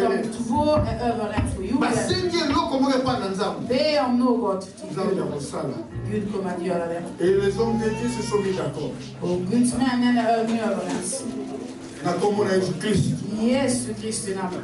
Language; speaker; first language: Swedish; non-native, fluent; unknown